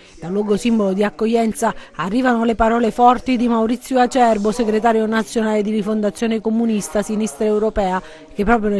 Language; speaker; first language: Italian; native; Italian